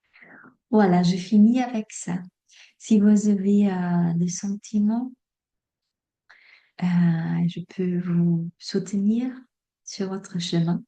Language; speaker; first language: French; non-native, fluent; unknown